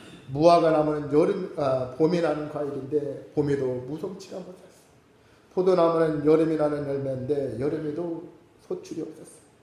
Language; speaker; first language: Korean; native; Korean